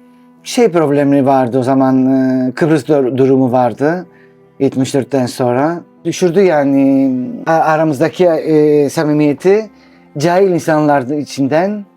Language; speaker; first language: Turkish; non-native, local second language; Greek